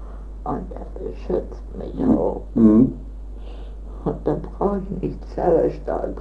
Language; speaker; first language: German; non-native, learner; Japanese